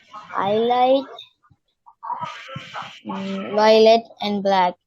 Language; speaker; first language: English; non-native, learner; Tamil